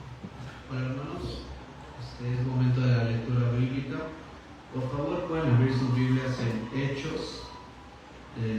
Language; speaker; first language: Spanish; native; Spanish